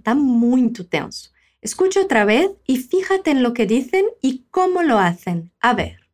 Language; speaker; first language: Spanish; non-native, fluent; Portuguese